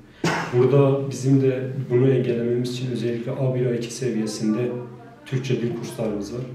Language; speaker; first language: Turkish; native; Turkish